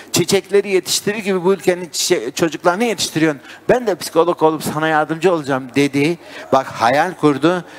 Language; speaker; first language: Turkish; native; Turkish